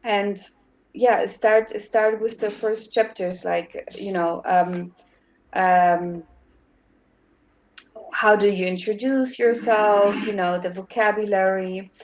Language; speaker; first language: English; non-native, fluent; German